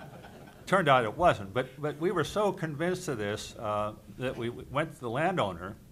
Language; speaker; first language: English; native; English